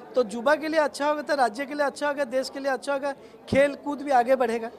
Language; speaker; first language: Hindi; non-native, local second language; Odia